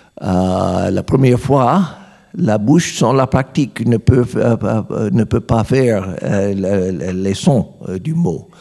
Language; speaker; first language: French; non-native, learner; English